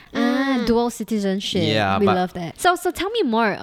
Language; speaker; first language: English; native; English